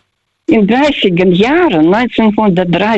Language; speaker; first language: German; non-native, fluent; Russian